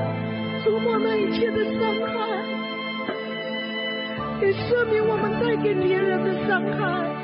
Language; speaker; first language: Chinese; native; Chinese